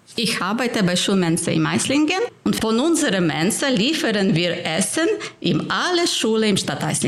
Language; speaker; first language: German; non-native, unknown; Ukrainian